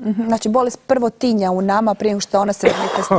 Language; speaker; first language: Croatian; native; Croatian